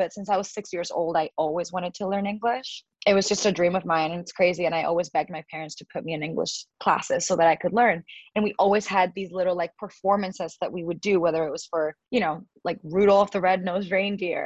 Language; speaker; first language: English; early bilingual, other home language; Spanish